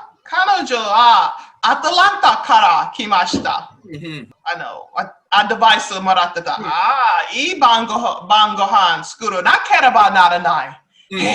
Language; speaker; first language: Japanese; non-native, learner; English